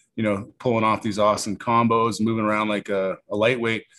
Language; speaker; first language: English; native; English